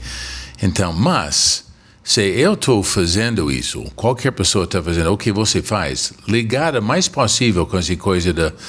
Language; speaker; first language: Portuguese; non-native, fluent; English